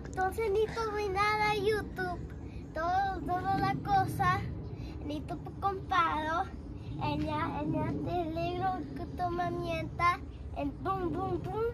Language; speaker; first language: Spanish; early bilingual, heritage; Spanish